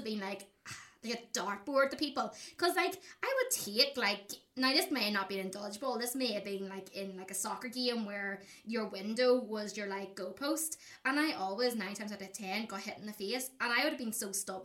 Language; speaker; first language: English; native; English